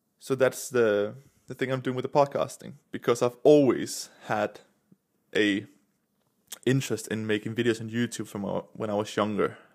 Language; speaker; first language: English; non-native, fluent; Danish